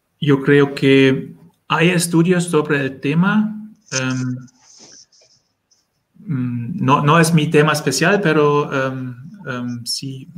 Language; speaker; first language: Spanish; non-native, learner; German